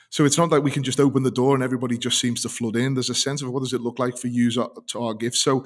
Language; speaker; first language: English; native; English